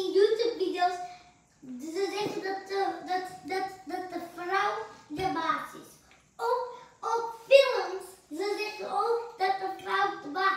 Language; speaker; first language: Dutch; early bilingual, other home language; Turkish